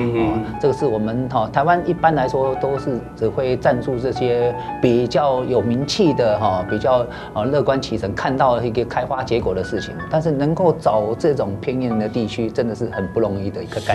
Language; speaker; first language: Chinese; native; Chinese